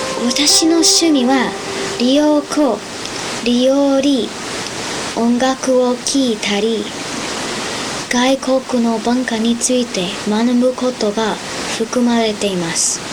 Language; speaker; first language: Japanese; non-native, learner; English